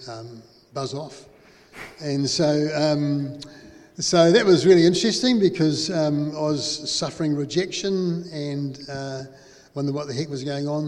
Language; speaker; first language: English; native; English